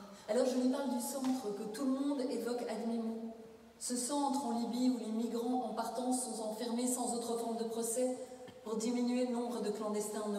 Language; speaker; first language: French; native; French